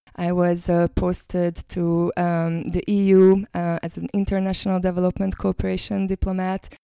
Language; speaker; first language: English; non-native, fluent; Hungarian